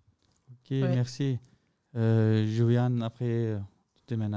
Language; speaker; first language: French; non-native, learner; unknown